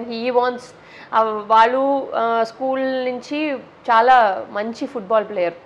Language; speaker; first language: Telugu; non-native, learner; Tamil